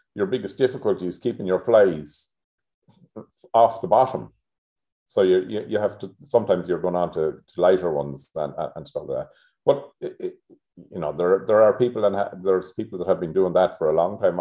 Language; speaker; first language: English; native; English